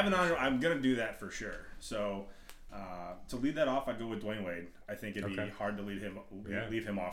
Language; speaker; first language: English; native; English